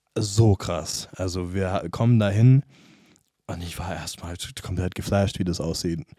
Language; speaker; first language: German; non-native, fluent; English